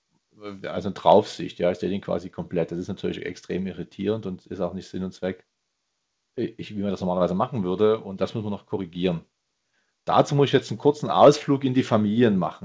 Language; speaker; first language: German; native; German